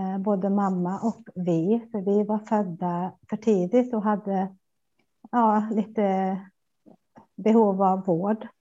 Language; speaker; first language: Swedish; early bilingual, other home language; Spanish